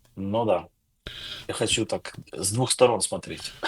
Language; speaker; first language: Russian; non-native, local second language; Ukrainian